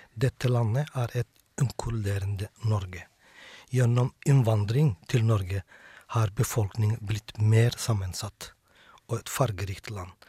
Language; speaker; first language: Norwegian; non-native, fluent; Somali